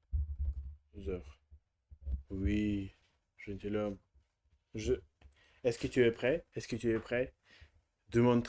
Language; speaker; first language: French; non-native, learner; Russian